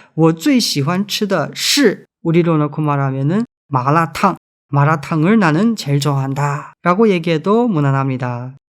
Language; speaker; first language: Korean; non-native, fluent; Chinese